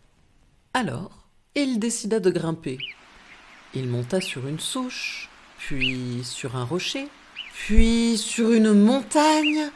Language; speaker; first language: French; native; French